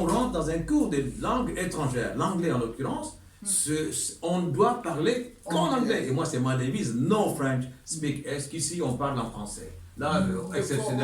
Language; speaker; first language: French; native; French